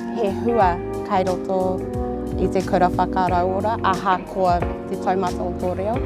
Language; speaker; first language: Māori; non-native, local second language; English